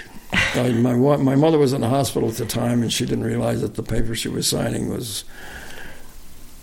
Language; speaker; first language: English; native; English